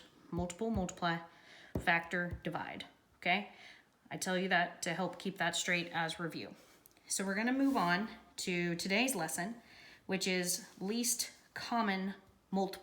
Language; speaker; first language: English; native; English